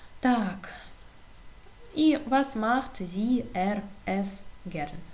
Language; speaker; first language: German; non-native, fluent; Ukrainian